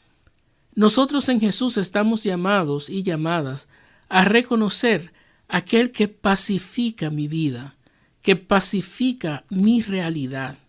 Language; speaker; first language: Spanish; native; Spanish